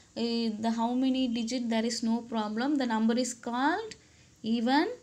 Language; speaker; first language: English; non-native, local second language; Tamil